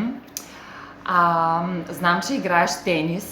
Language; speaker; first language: Bulgarian; native; Bulgarian